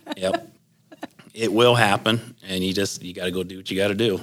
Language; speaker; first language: English; native; English